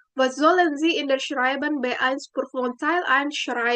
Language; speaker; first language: German; non-native, fluent; Indonesian